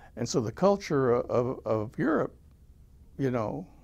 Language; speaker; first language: English; native; English